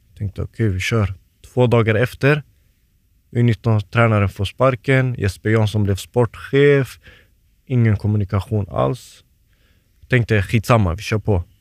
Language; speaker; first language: Swedish; early bilingual, other home language; Turoyo